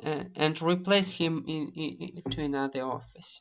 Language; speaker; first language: English; non-native, fluent; Russian